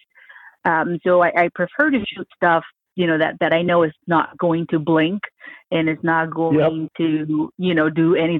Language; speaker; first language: English; native; English